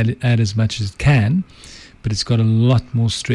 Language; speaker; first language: English; non-native, local second language; Afrikaans